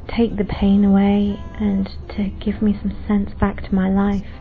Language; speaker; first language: English; native; English